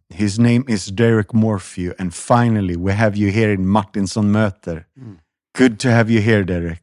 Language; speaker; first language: English; non-native, fluent; Swedish